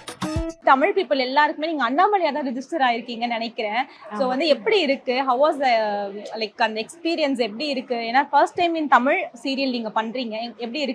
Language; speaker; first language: Tamil; native; Tamil